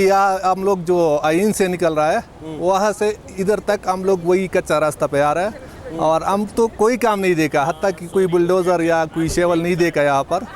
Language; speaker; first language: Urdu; non-native, local second language; Pashto